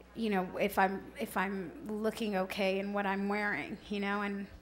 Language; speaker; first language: English; early bilingual, other home language; Spanish